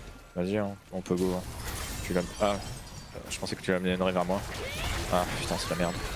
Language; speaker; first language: French; native; French